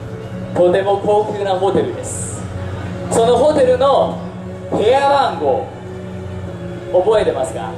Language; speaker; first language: Japanese; non-native, fluent; Chinese